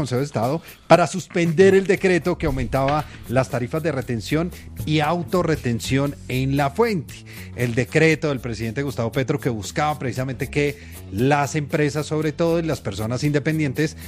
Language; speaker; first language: Spanish; native; Spanish